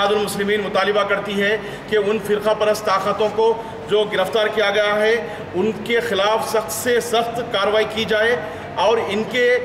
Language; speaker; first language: Urdu; native; Urdu